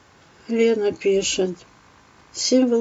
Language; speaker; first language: Russian; native; Russian